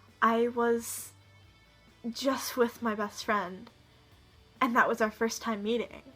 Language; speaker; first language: English; native; English